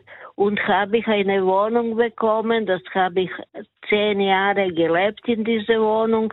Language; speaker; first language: German; non-native, fluent; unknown